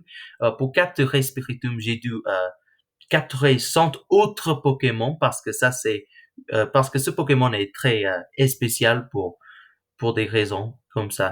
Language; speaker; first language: French; non-native, learner; English